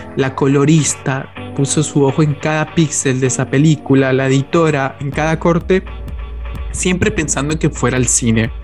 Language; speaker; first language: Spanish; native; Spanish